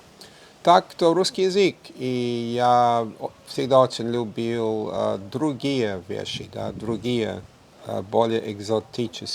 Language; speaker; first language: Russian; non-native, fluent; English